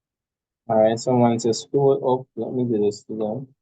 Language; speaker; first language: English; native; English